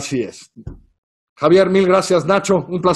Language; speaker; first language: Spanish; native; Spanish